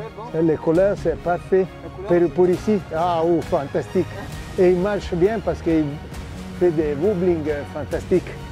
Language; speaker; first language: French; non-native, fluent; Italian